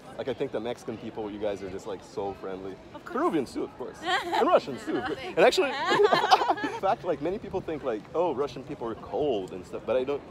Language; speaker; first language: English; non-native, fluent; Portuguese